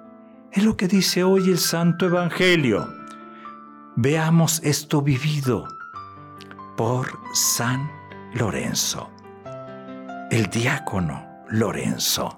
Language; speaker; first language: Spanish; native; Spanish